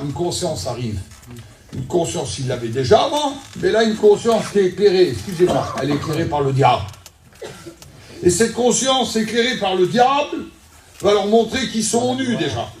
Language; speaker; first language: French; native; French